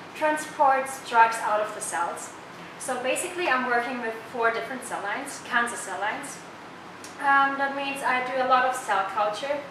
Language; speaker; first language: English; non-native, fluent; German